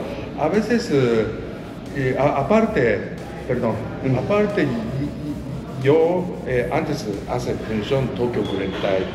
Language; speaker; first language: Spanish; non-native, learner; Japanese